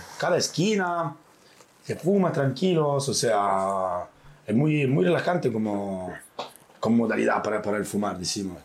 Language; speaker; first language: Spanish; non-native, fluent; Italian